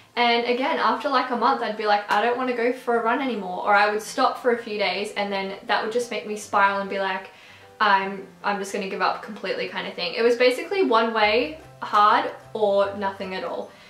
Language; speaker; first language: English; native; English